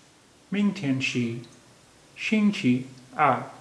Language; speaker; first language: Chinese; non-native, fluent; Urdu